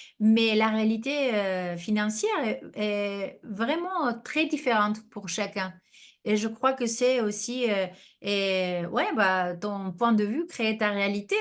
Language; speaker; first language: French; non-native, fluent; Spanish